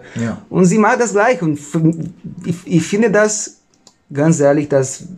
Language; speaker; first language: German; non-native, fluent; Portuguese